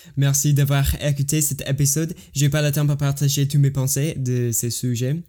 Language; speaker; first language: French; non-native, learner; English